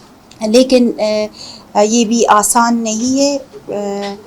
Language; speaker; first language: Hindi; non-native, fluent; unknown